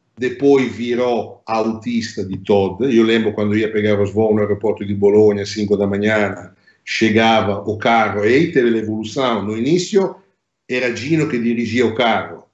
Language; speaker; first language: Portuguese; non-native, fluent; Italian